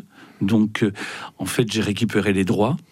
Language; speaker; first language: French; native; French